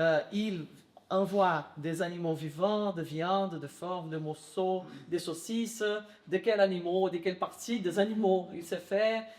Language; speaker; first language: French; non-native, learner; Portuguese